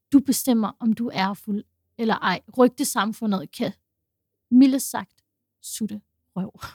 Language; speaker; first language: Danish; early bilingual, other home language; Urdu